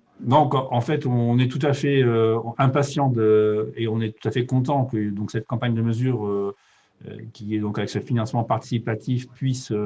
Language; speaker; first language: French; native; French